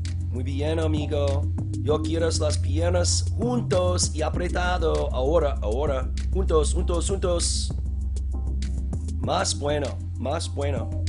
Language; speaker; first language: Spanish; non-native, learner; English